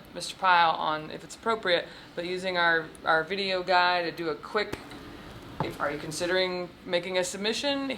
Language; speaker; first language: English; native; English